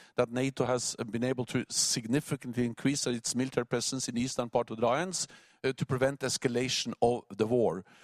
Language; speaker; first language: English; non-native, fluent; Norwegian